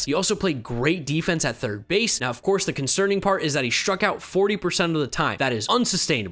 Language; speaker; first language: English; native; English